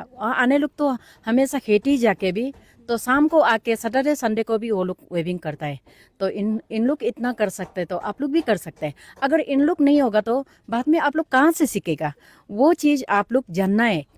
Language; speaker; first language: Hindi; non-native, local second language; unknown